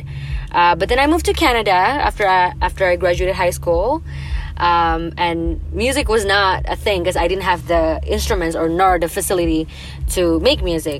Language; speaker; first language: English; non-native, fluent; Indonesian